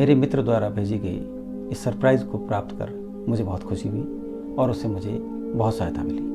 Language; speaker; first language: Hindi; native; Hindi